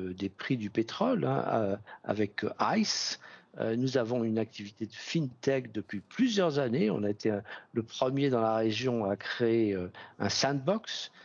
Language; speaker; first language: French; native; French